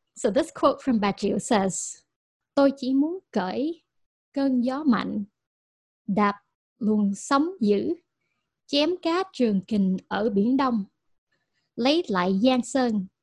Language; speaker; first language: Vietnamese; early bilingual, heritage; Vietnamese